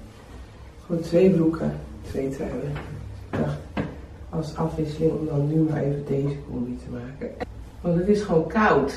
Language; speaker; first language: Dutch; native; Dutch